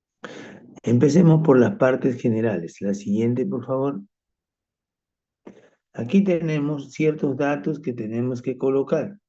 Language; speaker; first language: Spanish; native; Spanish